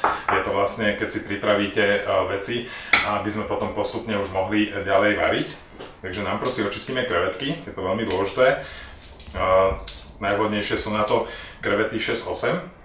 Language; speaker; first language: Slovak; native; Slovak